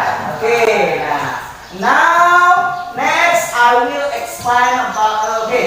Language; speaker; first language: English; non-native, learner; Indonesian